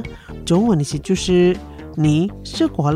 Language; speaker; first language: Chinese; non-native, fluent; Indonesian